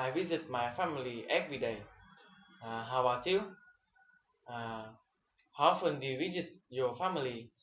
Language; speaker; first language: English; non-native, learner; Vietnamese